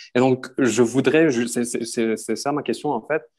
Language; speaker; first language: French; non-native, local second language; Arabic